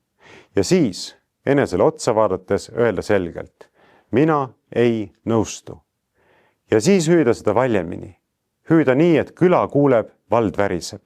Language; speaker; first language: Estonian; native; Estonian